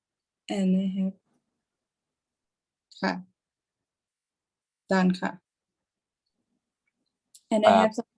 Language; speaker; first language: English; non-native, learner; Thai